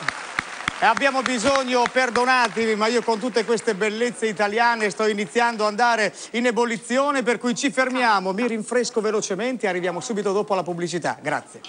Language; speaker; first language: Italian; native; Italian